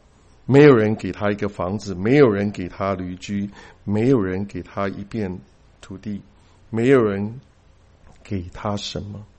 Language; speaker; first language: Chinese; native; Chinese